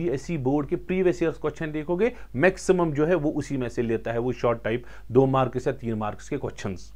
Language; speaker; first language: Hindi; non-native, local second language; Kashmiri